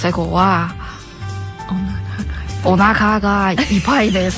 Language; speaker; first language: Japanese; non-native, learner; Chinese